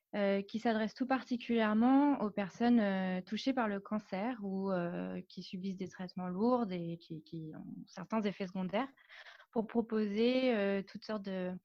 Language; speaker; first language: French; native; French